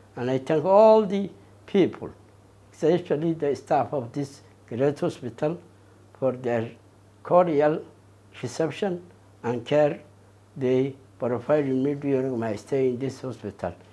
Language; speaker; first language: English; non-native, fluent; Somali